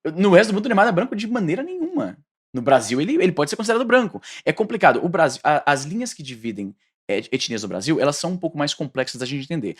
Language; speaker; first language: Portuguese; native; Portuguese